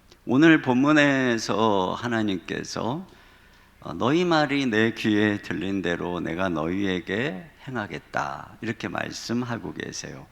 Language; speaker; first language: Korean; native; Korean